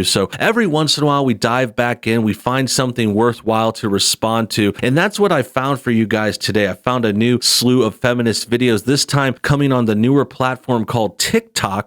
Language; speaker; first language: English; native; English